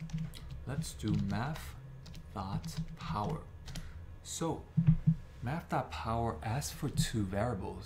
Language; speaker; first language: English; native; English